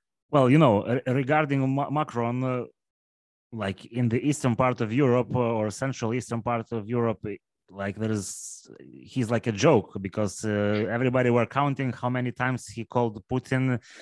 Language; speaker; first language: English; non-native, fluent; Lithuanian